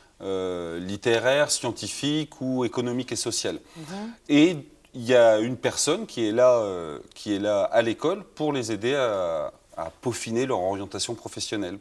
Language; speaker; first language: French; native; French